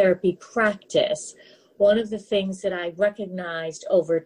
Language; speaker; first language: English; native; English